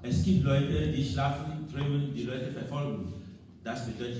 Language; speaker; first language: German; non-native, learner; French